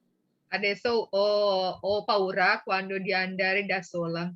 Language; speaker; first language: Italian; non-native, learner; Indonesian